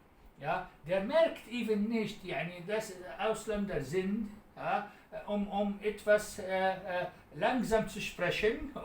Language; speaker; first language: German; non-native, learner; Arabic